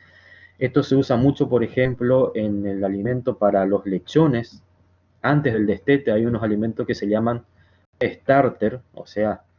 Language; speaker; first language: Spanish; native; Spanish